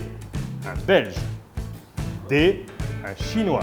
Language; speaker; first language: French; native; French